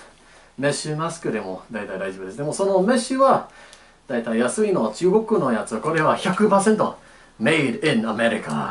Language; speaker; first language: Japanese; non-native, learner; English